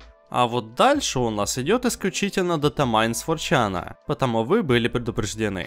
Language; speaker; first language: Russian; native; Russian